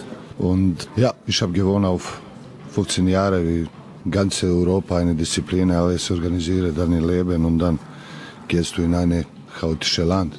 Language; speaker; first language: German; non-native, learner; Serbian